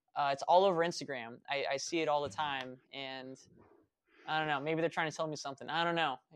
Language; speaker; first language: English; native; English